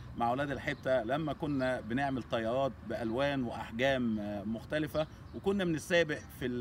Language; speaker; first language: Arabic; native; Arabic